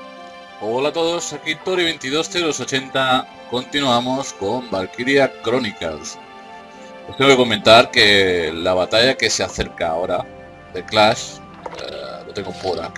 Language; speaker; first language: Spanish; native; Spanish